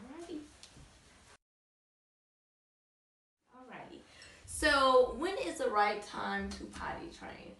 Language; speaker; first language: English; native; English